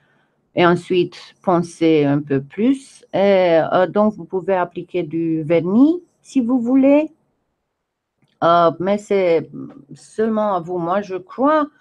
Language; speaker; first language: French; non-native, fluent; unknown